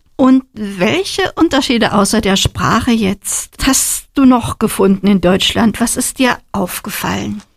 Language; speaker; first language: German; native; German